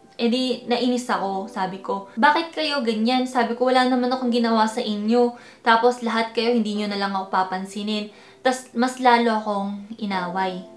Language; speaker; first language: Filipino; early bilingual, heritage; Filipino